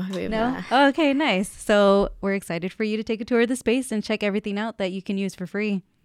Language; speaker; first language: English; early bilingual, other home language; Spanish